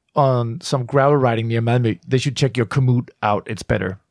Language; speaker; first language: English; non-native, fluent; Danish